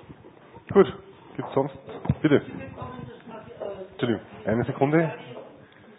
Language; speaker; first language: German; native; German